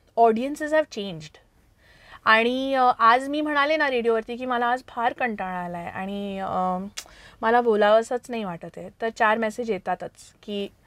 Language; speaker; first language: Marathi; early bilingual, heritage; Marathi